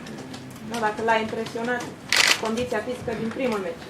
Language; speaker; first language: Romanian; native; Romanian